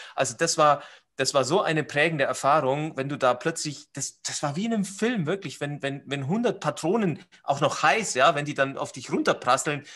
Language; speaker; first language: German; native; German